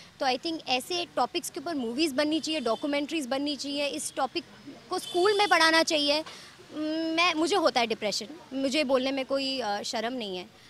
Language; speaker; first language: Hindi; native; Hindi